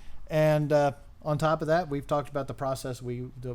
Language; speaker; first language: English; native; English